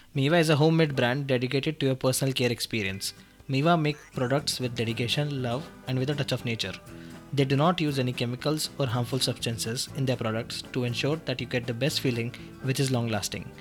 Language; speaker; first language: English; non-native, local second language; Hindi